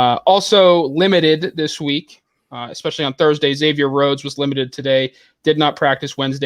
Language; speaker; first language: English; native; English